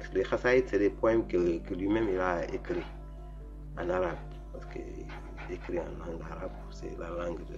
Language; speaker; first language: French; non-native, local second language; Wolof